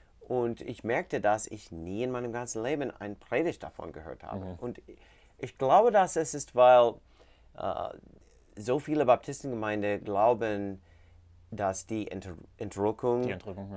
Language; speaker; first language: German; non-native, learner; English